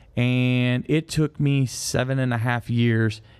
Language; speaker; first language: English; native; English